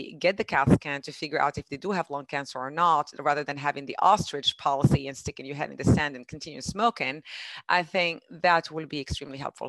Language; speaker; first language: English; non-native, fluent; Arabic